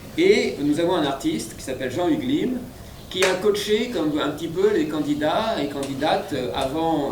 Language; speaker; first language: French; native; French